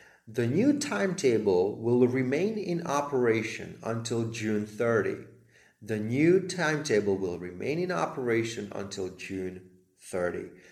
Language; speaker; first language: English; non-native, fluent; Slovak